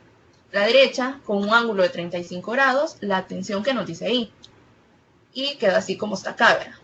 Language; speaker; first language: Spanish; native; Spanish